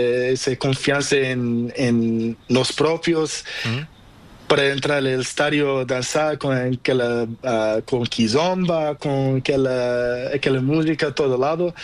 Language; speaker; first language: Spanish; non-native, learner; Portuguese